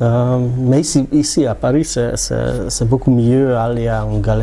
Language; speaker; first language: French; non-native, learner; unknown